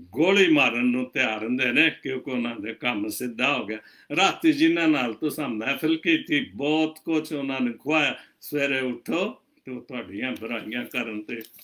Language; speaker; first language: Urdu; non-native, local second language; Punjabi